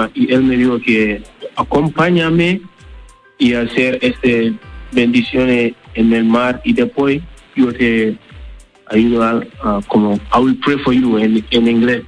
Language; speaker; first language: Spanish; non-native, learner; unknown